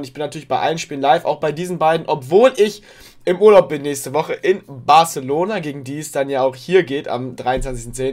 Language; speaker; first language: German; native; German